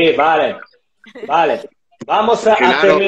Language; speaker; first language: Spanish; non-native, learner; Italian